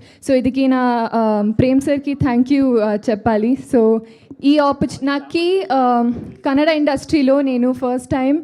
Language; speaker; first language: Telugu; non-native, learner; Kannada